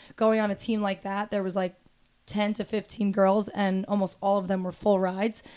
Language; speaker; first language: English; native; English